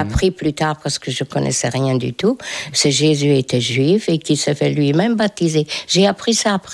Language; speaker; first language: French; non-native, fluent; Hungarian